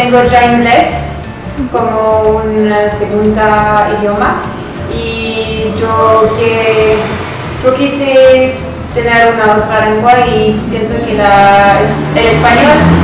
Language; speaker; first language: Spanish; non-native, learner; French